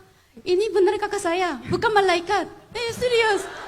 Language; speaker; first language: Indonesian; non-native, learner; Korean